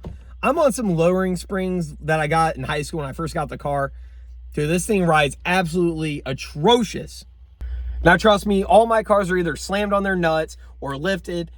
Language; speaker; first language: English; native; English